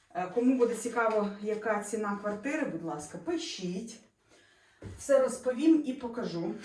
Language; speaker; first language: Ukrainian; non-native, local second language; Russian